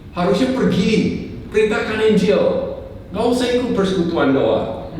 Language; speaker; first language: Indonesian; non-native, fluent; English